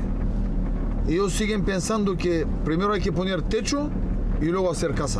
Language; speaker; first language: Spanish; non-native, fluent; Bulgarian